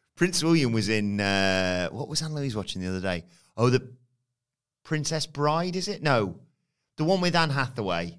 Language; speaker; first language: English; native; English